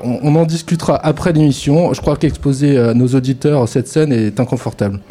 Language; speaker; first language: French; native; French